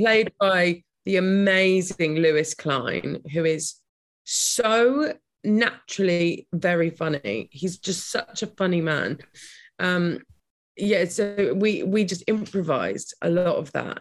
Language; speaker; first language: English; native; English